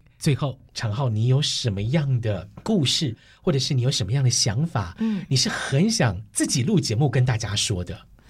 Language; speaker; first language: Chinese; native; Chinese